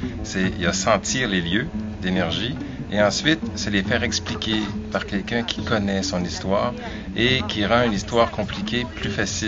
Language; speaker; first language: French; native; French